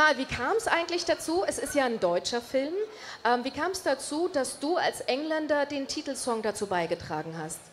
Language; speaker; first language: German; native; German